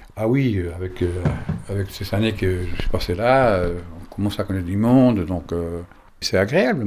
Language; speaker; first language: French; non-native, fluent; Spanish